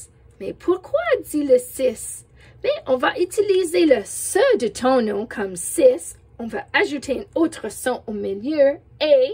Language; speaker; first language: French; non-native, fluent; English